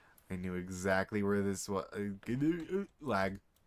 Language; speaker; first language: English; native; English